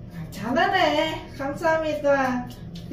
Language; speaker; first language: Korean; non-native, learner; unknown